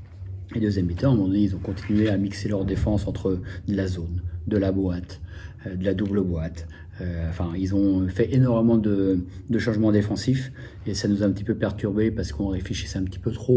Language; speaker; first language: French; native; French